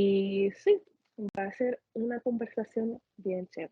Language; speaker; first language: Spanish; non-native, fluent; English